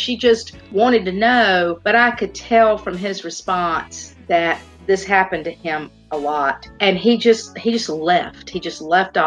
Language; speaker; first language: English; native; English